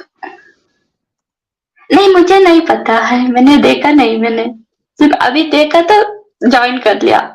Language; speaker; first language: Hindi; non-native, local second language; Kannada